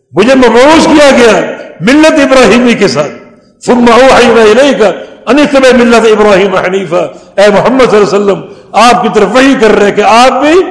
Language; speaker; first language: Urdu; native; Urdu